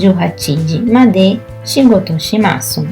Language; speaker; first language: Japanese; non-native, learner; Portuguese